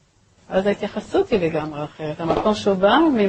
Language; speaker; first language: Hebrew; native; Hebrew